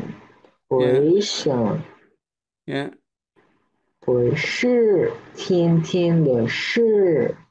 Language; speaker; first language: Chinese; non-native, learner; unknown